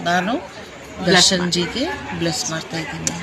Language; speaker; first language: Kannada; non-native, learner; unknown